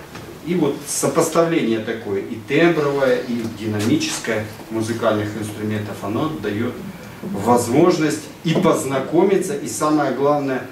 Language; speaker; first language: Russian; native; Russian